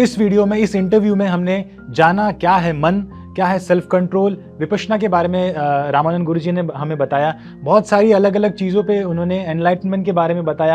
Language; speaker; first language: Hindi; native; Hindi